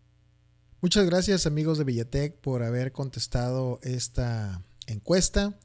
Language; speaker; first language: Spanish; native; Spanish